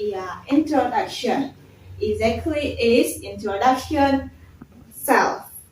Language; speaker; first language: English; non-native, learner; Indonesian